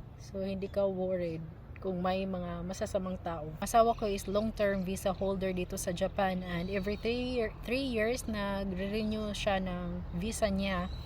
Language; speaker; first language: Filipino; native; Filipino